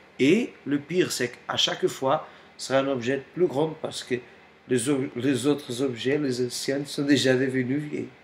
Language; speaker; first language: French; non-native, fluent; Portuguese